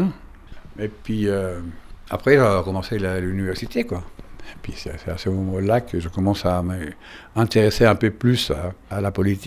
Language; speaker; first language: French; non-native, fluent; Spanish